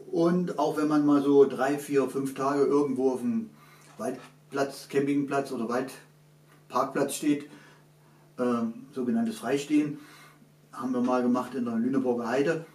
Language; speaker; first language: German; native; German